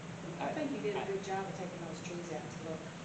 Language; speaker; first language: English; native; English